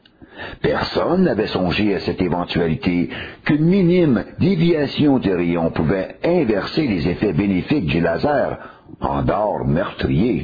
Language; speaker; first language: French; native; French